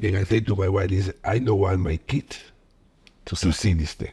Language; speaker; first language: English; non-native, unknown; Spanish